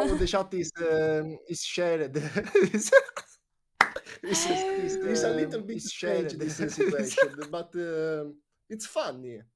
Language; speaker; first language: English; non-native, learner; Italian